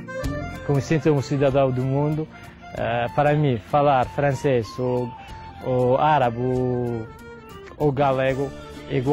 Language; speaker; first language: Portuguese; non-native, fluent; Arabic